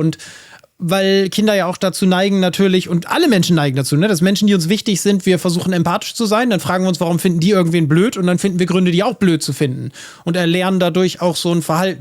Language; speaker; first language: German; native; German